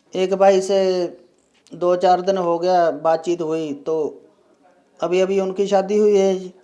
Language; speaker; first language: Hindi; non-native, local second language; Punjabi